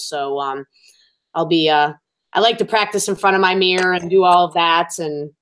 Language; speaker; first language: English; native; English